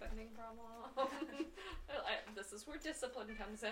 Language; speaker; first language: English; native; English